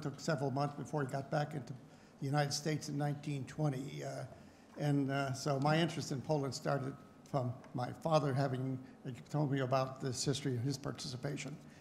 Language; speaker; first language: English; early bilingual, other home language; Polish